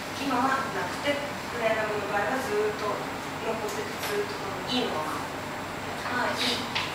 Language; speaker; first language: Japanese; non-native, fluent; Ukrainian